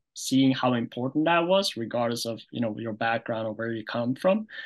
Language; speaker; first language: English; non-native, fluent; Norwegian